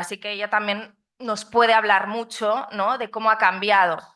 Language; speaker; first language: Spanish; non-native, local second language; Catalan